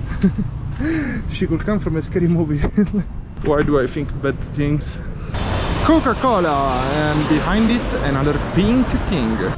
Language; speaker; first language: English; non-native, fluent; Italian